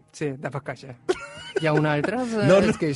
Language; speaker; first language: Catalan; non-native, learner; Korean